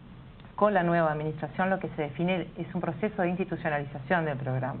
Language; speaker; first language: Spanish; native; Spanish